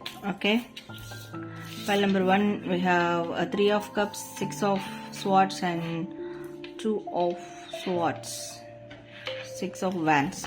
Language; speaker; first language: English; non-native, local second language; Tamil